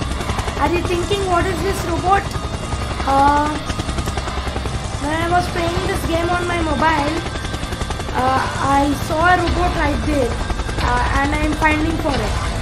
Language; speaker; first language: English; non-native, local second language; Telugu